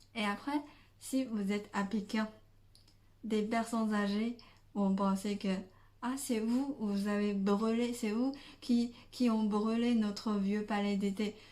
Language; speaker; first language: French; non-native, fluent; Chinese